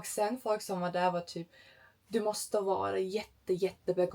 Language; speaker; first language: Swedish; non-native, learner; Turkish